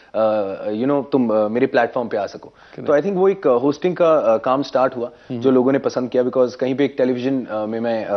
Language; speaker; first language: Hindi; native; Hindi